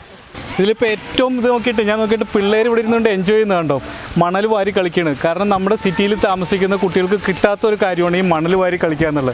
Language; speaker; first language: Malayalam; native; Malayalam